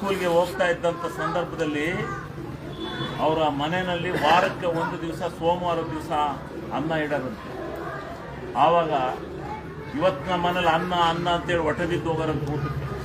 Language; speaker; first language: Kannada; native; Kannada